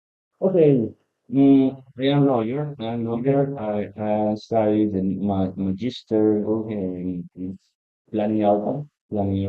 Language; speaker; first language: English; non-native, learner; Spanish